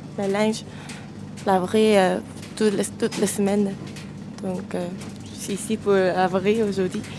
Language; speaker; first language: French; non-native, learner; Korean